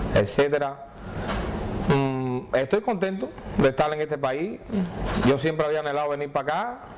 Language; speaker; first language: Spanish; native; Spanish